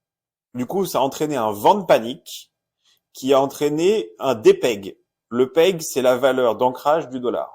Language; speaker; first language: French; native; French